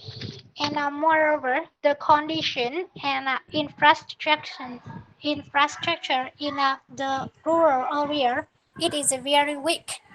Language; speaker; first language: English; non-native, learner; Vietnamese